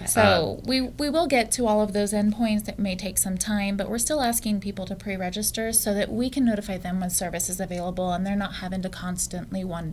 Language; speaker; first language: English; native; English